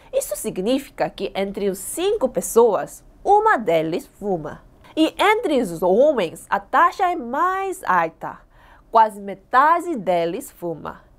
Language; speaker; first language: Portuguese; non-native, fluent; Korean